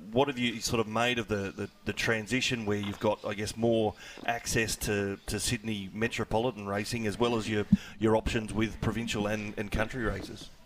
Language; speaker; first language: English; native; English